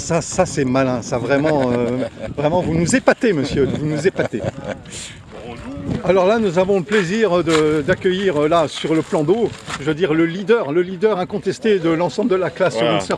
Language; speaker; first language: French; native; French